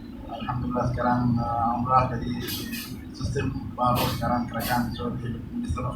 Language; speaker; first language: Indonesian; non-native, learner; Arabic